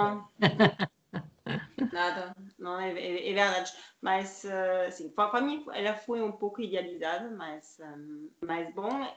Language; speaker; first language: Portuguese; non-native, learner; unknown